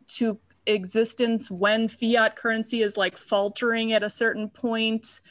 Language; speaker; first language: English; native; English